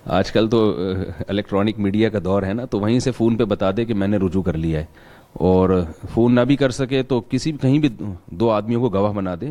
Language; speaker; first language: Urdu; non-native, local second language; Pashto